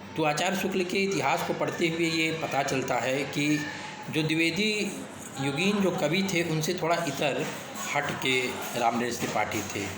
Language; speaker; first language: Hindi; native; Hindi